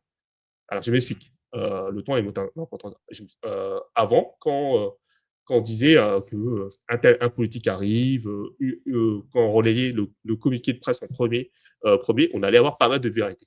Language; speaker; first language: French; native; French